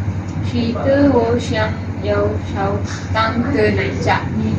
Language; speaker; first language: Chinese; non-native, learner; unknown